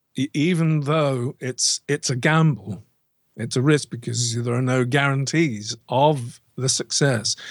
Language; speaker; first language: English; native; English